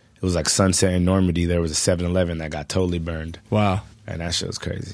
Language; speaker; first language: English; native; English